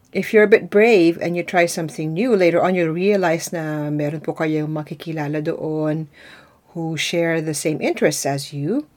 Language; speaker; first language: English; non-native, local second language; Filipino